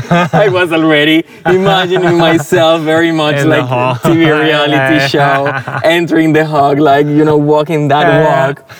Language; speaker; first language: English; non-native, fluent; Spanish